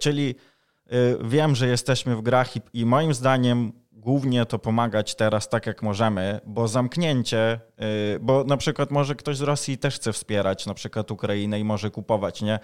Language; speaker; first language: Polish; non-native, fluent; Ukrainian